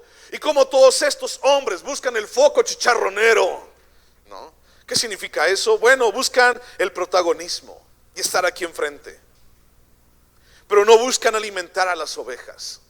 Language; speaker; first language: Spanish; native; Spanish